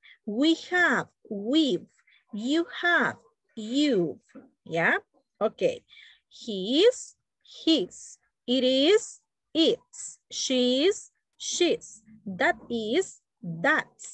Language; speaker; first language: English; non-native, learner; Spanish